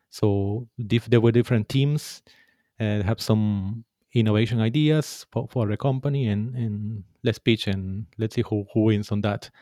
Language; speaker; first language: English; non-native, fluent; Spanish